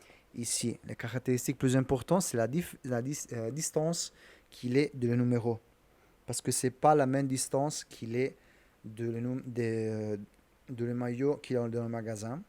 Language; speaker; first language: French; non-native, learner; Italian